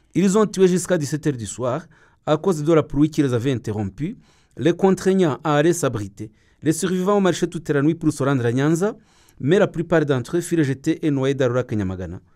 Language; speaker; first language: French; non-native, local second language; Kinyarwanda